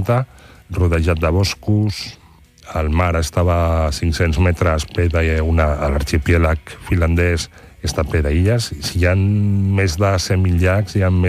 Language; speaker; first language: Catalan; non-native, local second language; Spanish